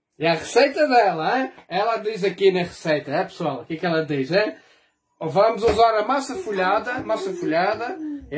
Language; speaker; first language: Portuguese; non-native, fluent; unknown